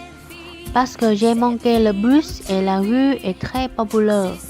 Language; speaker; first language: French; non-native, learner; Vietnamese